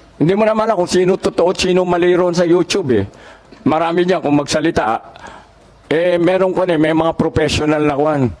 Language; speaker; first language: Filipino; native; Filipino